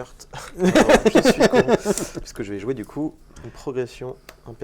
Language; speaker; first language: French; native; French